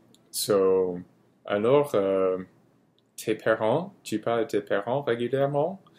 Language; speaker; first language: French; non-native, fluent; English